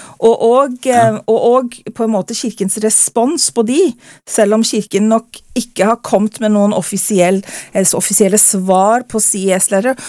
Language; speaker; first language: Norwegian; native; Norwegian